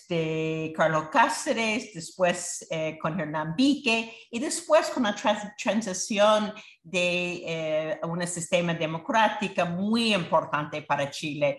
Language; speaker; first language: Spanish; non-native, fluent; English